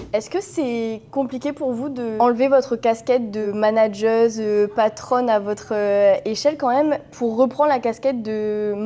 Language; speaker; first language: French; non-native, fluent; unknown